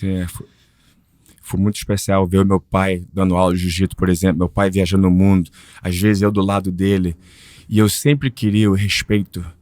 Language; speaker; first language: Portuguese; early bilingual, heritage; Portuguese